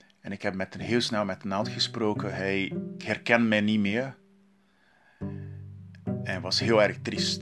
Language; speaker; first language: Dutch; non-native, learner; Portuguese